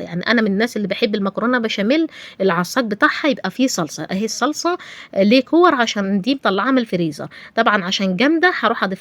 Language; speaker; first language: Arabic; native; Arabic